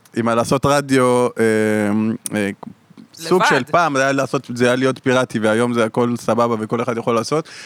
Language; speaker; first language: Hebrew; native; Hebrew